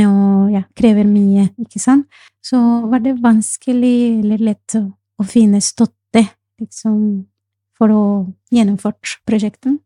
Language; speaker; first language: Norwegian; non-native, fluent; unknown